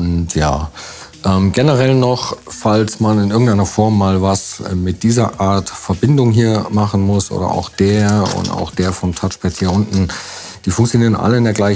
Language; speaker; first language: German; native; German